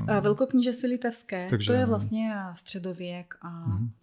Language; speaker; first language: Czech; non-native, fluent; Russian